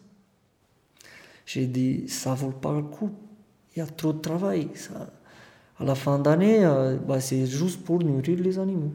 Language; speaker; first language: French; non-native, fluent; Romanian